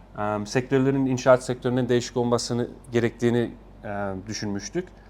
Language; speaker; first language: Turkish; early bilingual, heritage; Turkish